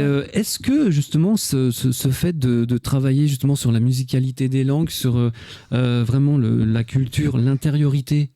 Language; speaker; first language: French; native; French